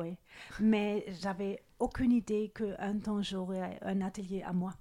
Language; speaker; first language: French; non-native, fluent; German